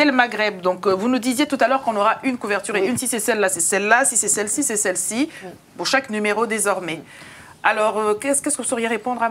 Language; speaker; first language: French; native; French